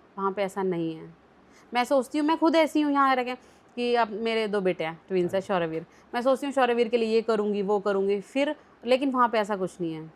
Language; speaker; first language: Hindi; native; Hindi